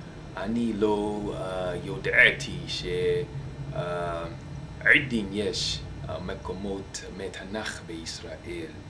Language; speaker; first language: Hebrew; non-native, learner; English